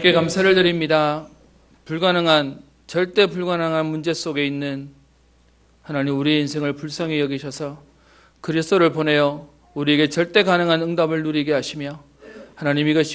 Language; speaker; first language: Korean; native; Korean